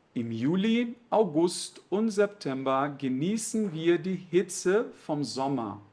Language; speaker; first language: German; non-native, fluent; Portuguese